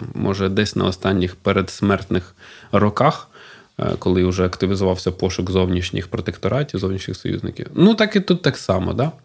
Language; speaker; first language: Ukrainian; native; Ukrainian